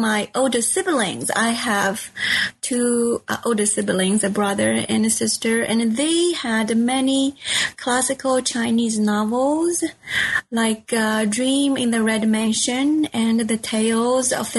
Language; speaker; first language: English; non-native, fluent; Chinese